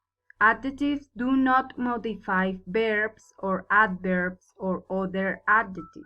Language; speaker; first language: English; non-native, fluent; Spanish